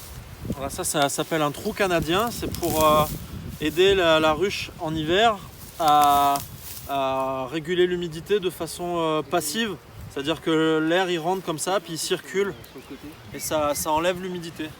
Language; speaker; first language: French; native; French